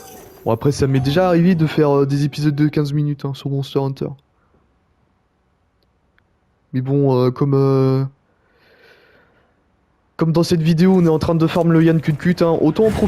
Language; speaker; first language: French; native; French